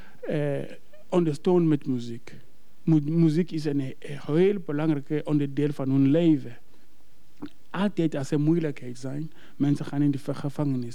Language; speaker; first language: Dutch; non-native, fluent; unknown